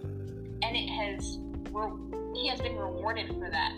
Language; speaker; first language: English; native; English